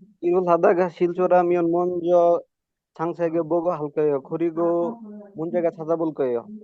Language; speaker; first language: Korean; non-native, learner; Bangla